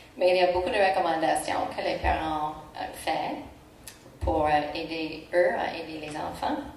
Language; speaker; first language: French; non-native, local second language; English